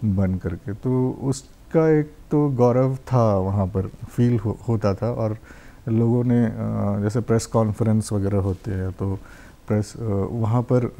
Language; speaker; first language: Hindi; non-native, local second language; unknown